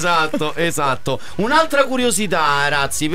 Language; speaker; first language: Italian; native; Italian